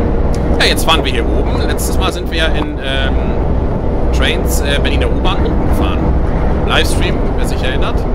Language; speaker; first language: German; native; German